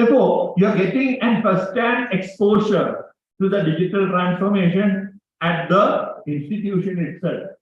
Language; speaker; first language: English; non-native, local second language; Malayalam